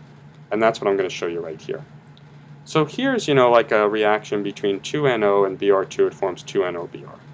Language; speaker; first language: English; native; English